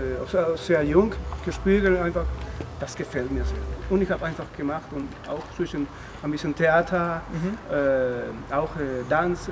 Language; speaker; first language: German; non-native, learner; Spanish